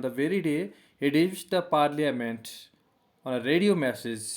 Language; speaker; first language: English; non-native, local second language; Nepali